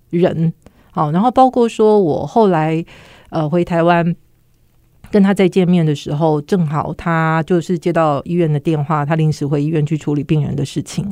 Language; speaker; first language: Chinese; native; Chinese